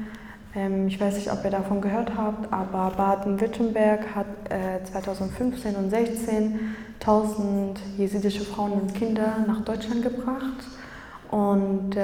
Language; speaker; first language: German; early bilingual, other home language; Kurdish